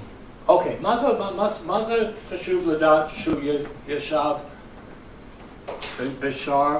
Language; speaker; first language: Hebrew; non-native, fluent; English